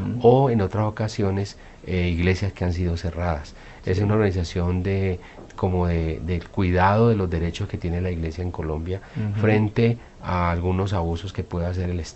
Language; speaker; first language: Spanish; native; Spanish